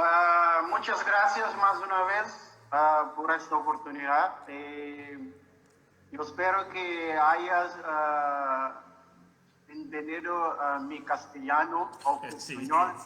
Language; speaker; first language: Spanish; non-native, fluent; Portuguese